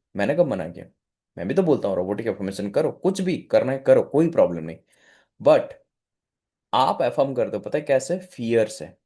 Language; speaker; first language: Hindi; non-native, local second language; Odia